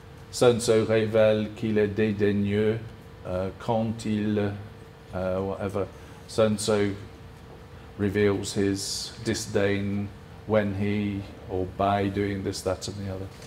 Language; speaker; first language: English; native; English